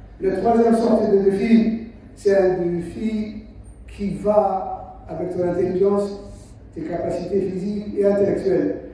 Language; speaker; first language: French; non-native, local second language; Somali